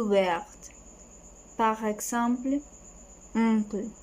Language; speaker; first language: French; non-native, learner; Spanish